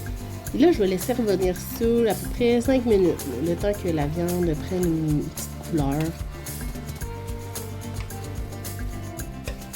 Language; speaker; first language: French; native; French